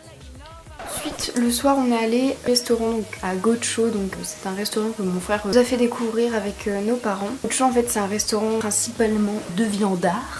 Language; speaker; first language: French; native; French